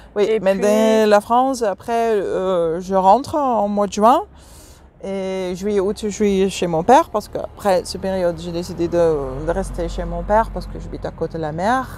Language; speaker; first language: French; non-native, fluent; Dutch